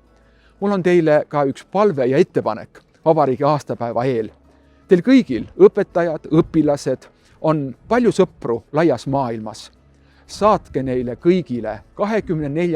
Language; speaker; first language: Estonian; native; Estonian